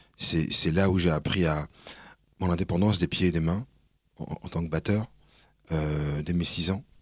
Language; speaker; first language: French; early bilingual, other home language; Spanish